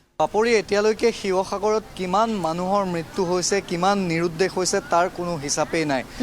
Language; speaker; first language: Assamese; native; Assamese